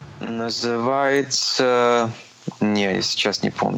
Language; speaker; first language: Russian; early bilingual, heritage; Russian